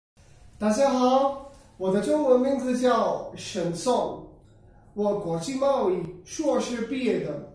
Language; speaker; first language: Chinese; non-native, learner; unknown